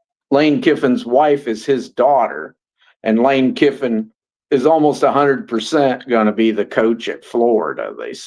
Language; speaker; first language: English; native; English